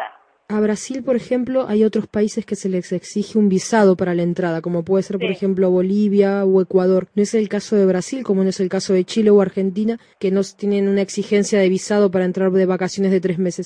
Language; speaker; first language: Spanish; native; Spanish